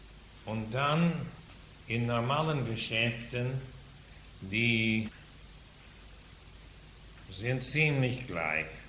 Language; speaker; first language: German; non-native, fluent; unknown